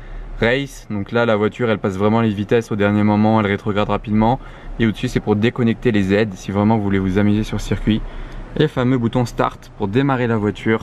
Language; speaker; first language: French; native; French